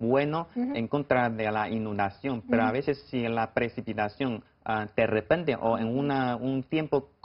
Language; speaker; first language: Spanish; non-native, fluent; Chinese